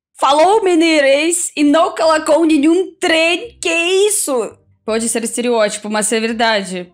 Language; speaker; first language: Portuguese; non-native, fluent; Russian